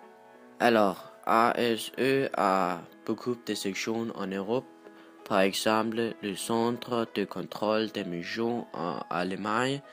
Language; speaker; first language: French; non-native, learner; Danish